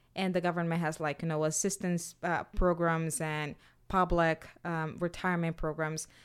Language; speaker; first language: English; non-native, fluent; Portuguese